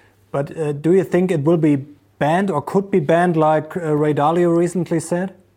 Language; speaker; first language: English; non-native, fluent; German